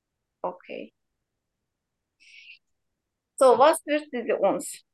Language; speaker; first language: German; non-native, learner; Turkish